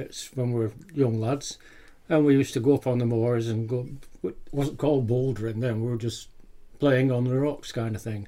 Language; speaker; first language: English; native; English